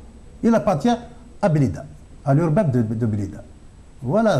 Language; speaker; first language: French; non-native, local second language; Kabyle